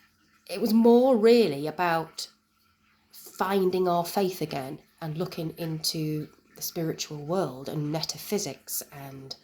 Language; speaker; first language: English; native; English